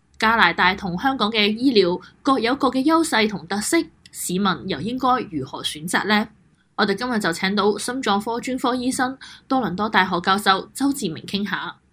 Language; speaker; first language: Cantonese; native; Cantonese